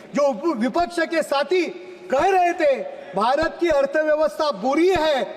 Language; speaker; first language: Hindi; non-native, local second language; Marathi